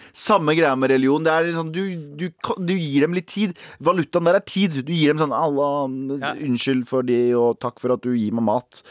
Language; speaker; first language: Norwegian; early bilingual, other home language; Kurdish